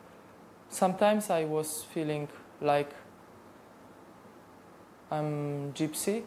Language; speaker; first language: English; non-native, fluent; Polish